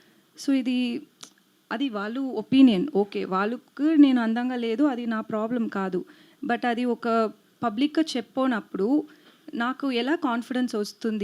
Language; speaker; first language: Telugu; non-native, learner; Tamil